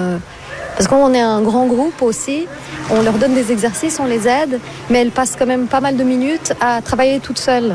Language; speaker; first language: French; non-native, fluent; Portuguese